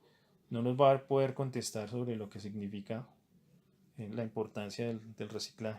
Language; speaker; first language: Spanish; native; Spanish